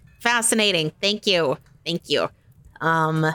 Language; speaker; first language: English; native; English